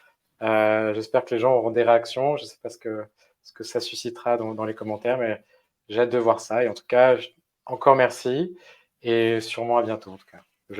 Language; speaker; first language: French; native; French